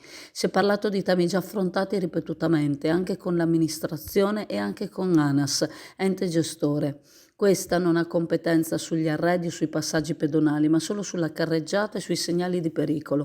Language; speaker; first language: Italian; native; Italian